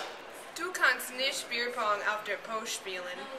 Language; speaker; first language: German; non-native, learner; English